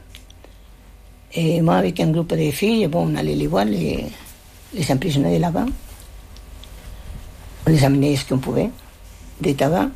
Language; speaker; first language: French; non-native, fluent; Spanish